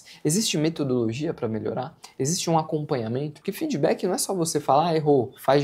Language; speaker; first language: Portuguese; native; Portuguese